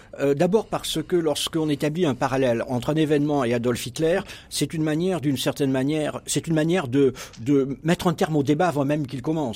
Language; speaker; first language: French; native; French